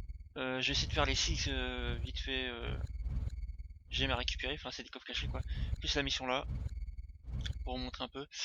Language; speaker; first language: French; native; French